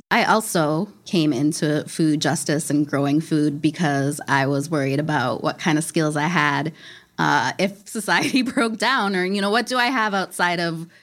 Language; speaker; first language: English; native; English